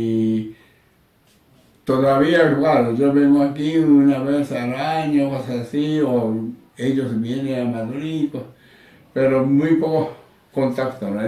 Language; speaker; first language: Spanish; non-native, learner; Japanese